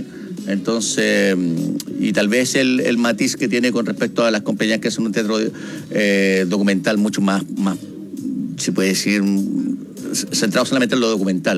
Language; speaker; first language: Spanish; native; Spanish